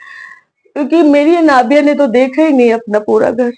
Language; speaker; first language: Urdu; native; Urdu